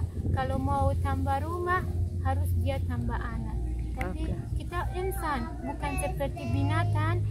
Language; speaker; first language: Indonesian; non-native, learner; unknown